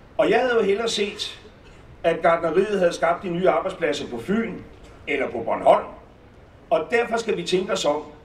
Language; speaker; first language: Danish; native; Danish